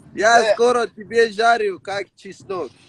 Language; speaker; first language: Russian; non-native, learner; Persian